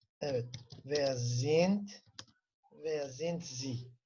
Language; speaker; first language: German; non-native, fluent; Turkish